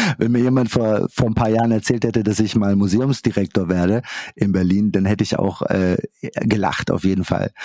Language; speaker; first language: German; early bilingual, other home language; Arabic